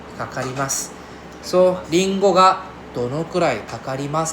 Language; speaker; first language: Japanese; non-native, fluent; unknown